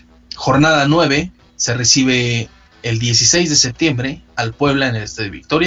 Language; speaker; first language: Spanish; native; Spanish